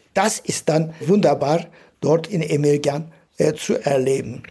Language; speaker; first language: German; non-native, fluent; Turkish